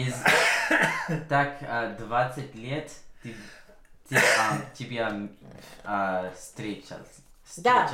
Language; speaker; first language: Russian; non-native, learner; English